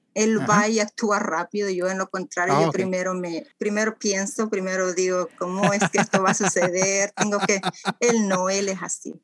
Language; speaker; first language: Spanish; native; Spanish